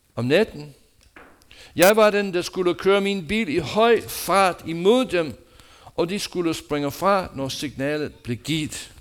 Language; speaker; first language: Danish; non-native, fluent; English